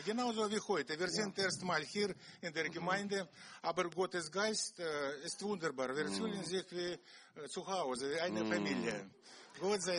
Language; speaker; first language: German; non-native, learner; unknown